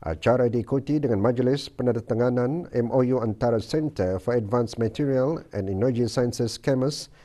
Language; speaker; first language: Malay; native; Malay